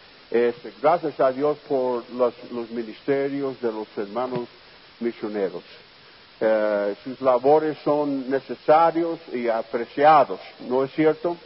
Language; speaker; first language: Spanish; non-native, fluent; English